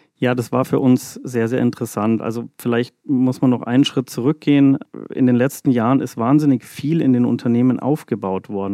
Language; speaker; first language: German; native; German